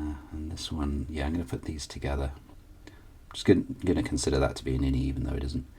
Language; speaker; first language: English; native; English